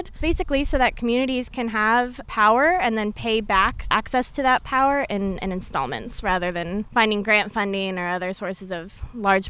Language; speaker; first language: English; native; English